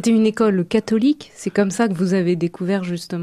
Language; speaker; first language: French; native; French